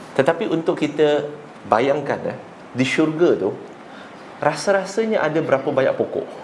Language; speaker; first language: Malay; non-native, local second language; Chinese